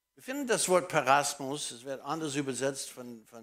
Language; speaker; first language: German; non-native, fluent; English